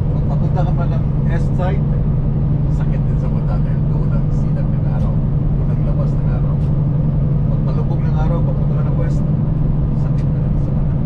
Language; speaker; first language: Filipino; native; Filipino